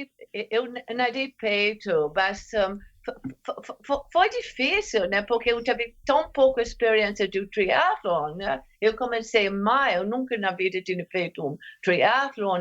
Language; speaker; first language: Portuguese; non-native, fluent; English